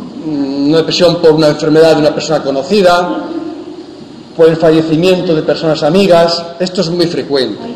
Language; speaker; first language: Spanish; native; Spanish